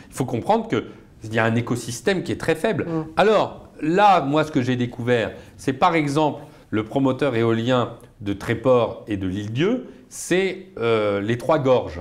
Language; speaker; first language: French; native; French